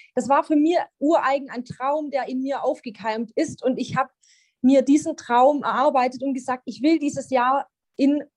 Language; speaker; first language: German; native; German